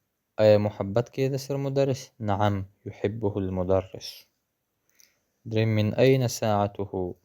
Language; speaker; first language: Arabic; non-native, fluent; Pashto